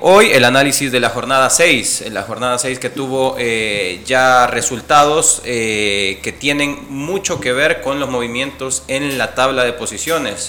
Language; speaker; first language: Spanish; native; Spanish